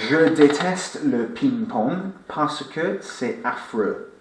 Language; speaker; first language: French; non-native, fluent; English